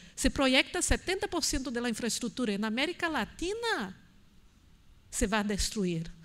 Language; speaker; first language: Portuguese; native; Portuguese